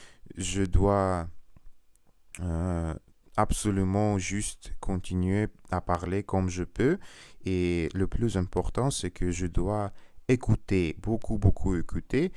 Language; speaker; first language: French; non-native, learner; Russian